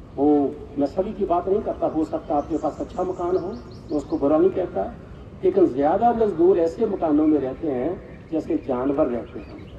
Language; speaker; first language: Hindi; non-native, local second language; Punjabi